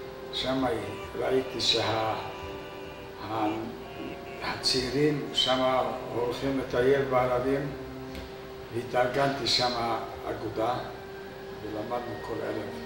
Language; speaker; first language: Hebrew; non-native, fluent; Hungarian